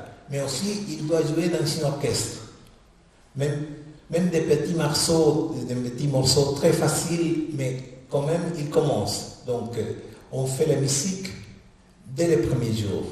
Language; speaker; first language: French; non-native, fluent; Spanish